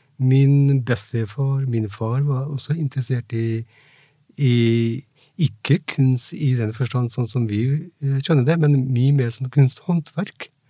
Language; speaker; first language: Norwegian; non-native, fluent; Punjabi